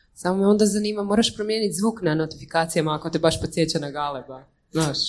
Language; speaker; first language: Croatian; native; Croatian